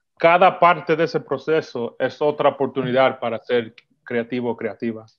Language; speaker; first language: Spanish; early bilingual, heritage; Spanish